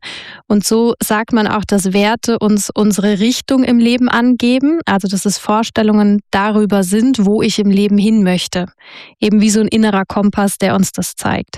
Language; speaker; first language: German; native; German